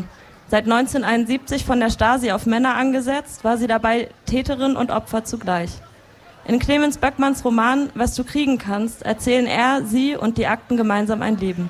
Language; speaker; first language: German; native; German